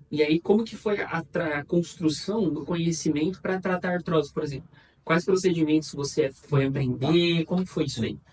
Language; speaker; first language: Portuguese; native; Portuguese